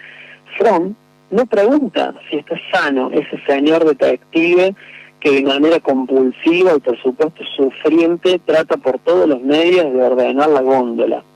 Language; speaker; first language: Spanish; native; Spanish